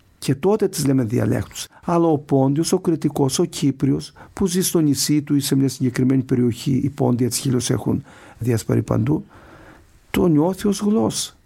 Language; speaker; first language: Greek; native; Greek